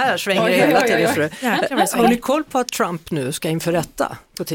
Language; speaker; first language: Swedish; native; Swedish